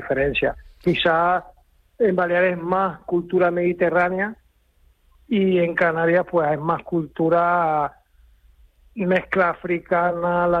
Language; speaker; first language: Spanish; native; Spanish